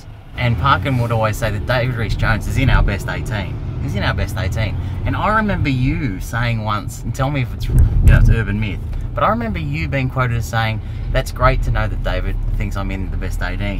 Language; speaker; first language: English; native; English